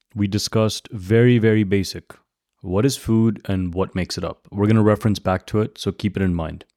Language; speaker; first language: English; early bilingual, other home language; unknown